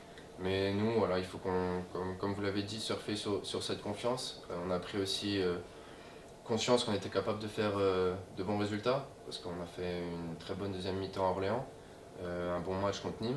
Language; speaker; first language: French; native; French